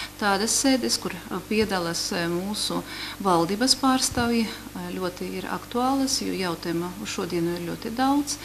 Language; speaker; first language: Latvian; non-native, local second language; Russian